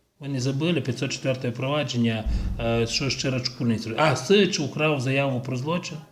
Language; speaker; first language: Ukrainian; native; Ukrainian